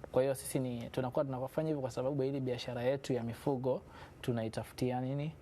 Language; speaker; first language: Swahili; non-native, local second language; Masai